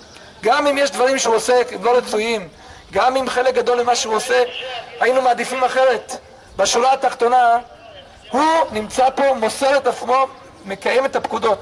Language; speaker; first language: Hebrew; native; Hebrew